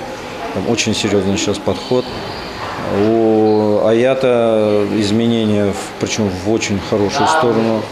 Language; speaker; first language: Russian; native; Russian